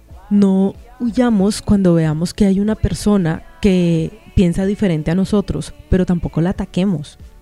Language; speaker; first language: Spanish; native; Spanish